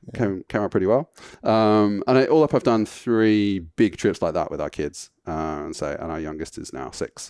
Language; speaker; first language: English; native; English